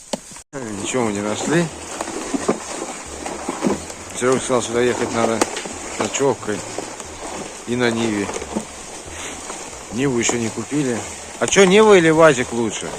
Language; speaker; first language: Russian; native; Russian